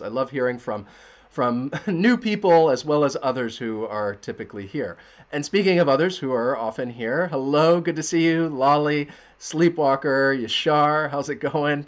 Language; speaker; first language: English; native; English